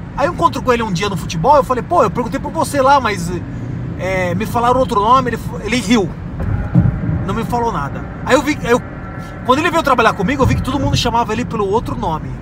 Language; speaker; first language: Portuguese; native; Portuguese